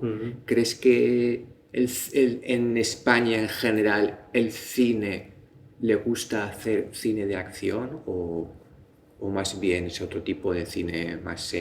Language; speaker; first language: Spanish; native; Spanish